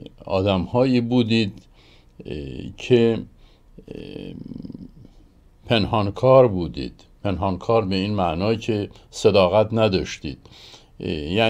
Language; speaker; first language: Persian; native; Persian